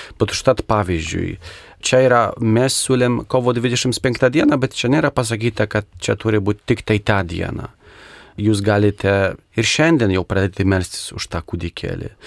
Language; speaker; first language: Lithuanian; non-native, local second language; Polish